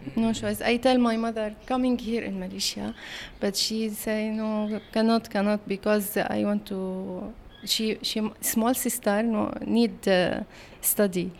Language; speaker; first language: English; non-native, learner; Arabic